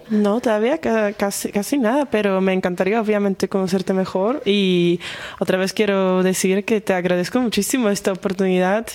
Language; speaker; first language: Spanish; non-native, fluent; Slovak